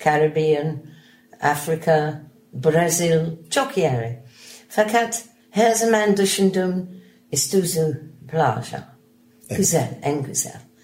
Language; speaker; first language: Turkish; non-native, learner; English